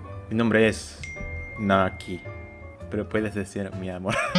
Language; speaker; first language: Spanish; non-native, learner; Indonesian